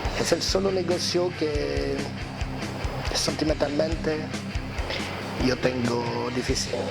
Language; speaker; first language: Spanish; non-native, learner; French